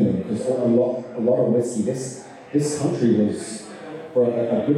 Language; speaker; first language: English; native; English